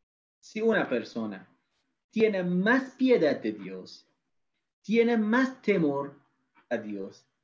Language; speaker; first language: Spanish; non-native, fluent; Persian